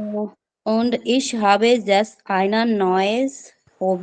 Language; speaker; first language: German; non-native, learner; Hindi